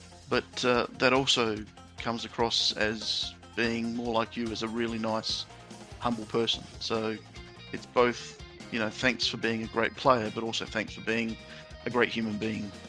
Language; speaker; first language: English; early bilingual, other home language; Italian